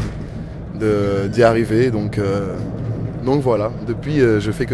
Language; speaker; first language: French; native; French